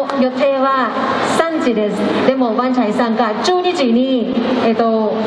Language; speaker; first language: Japanese; non-native, learner; Thai